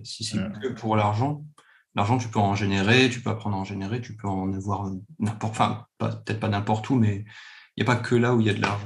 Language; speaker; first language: French; native; French